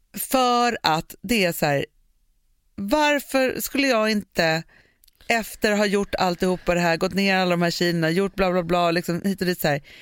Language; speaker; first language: Swedish; native; Swedish